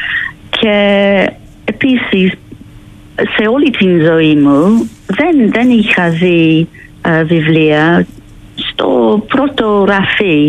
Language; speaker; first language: Greek; non-native, learner; English